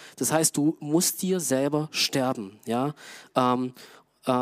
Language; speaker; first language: German; native; German